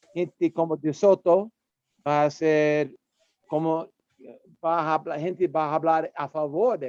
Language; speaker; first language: Spanish; non-native, learner; English